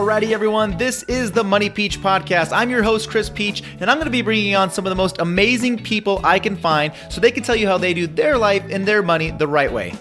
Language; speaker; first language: English; native; English